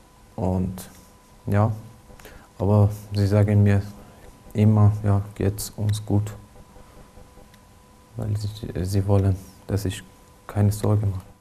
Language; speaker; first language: German; non-native, learner; Persian